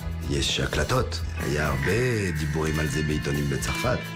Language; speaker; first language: Hebrew; non-native, fluent; French